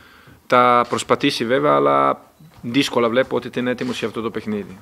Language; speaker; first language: Greek; non-native, fluent; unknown